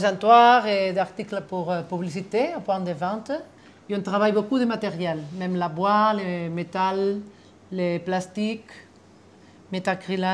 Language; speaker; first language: French; non-native, fluent; Spanish